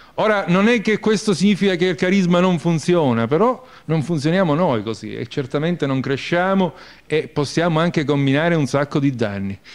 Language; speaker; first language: Italian; native; Italian